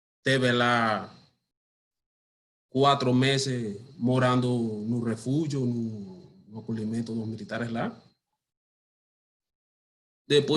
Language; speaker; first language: Portuguese; non-native, learner; Spanish